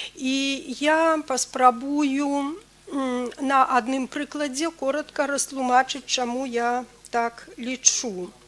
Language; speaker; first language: Belarusian; native; Belarusian